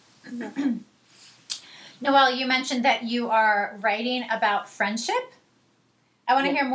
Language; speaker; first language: English; native; English